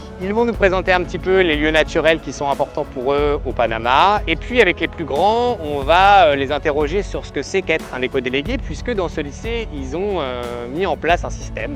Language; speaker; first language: French; native; French